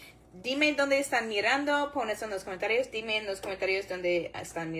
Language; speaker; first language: Spanish; non-native, learner; English